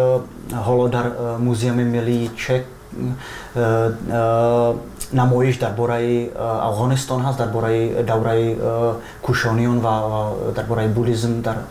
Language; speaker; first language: Persian; non-native, fluent; Czech